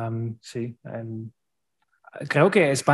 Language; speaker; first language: Spanish; non-native, learner; German